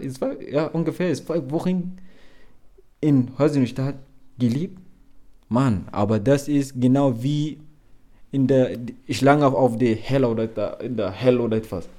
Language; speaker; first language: German; non-native, learner; Arabic